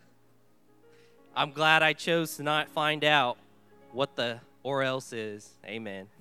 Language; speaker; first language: English; early bilingual, other home language; Vietnamese